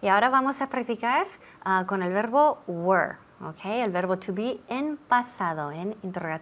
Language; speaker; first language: Spanish; non-native, fluent; English